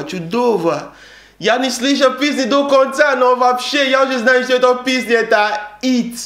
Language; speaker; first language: Russian; non-native, learner; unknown